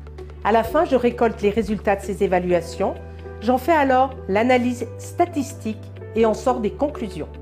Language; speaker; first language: French; native; French